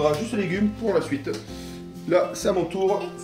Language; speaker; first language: French; native; French